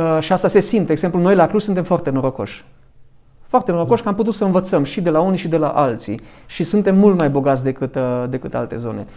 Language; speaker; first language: Romanian; non-native, local second language; Hungarian